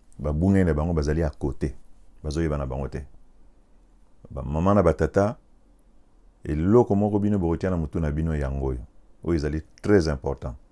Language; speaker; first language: Lingala; non-native, local second language; Kongo